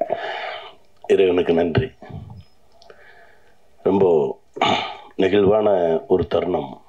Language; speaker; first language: Tamil; native; Tamil